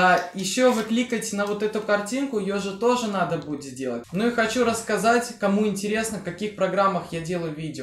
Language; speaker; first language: Russian; native; Russian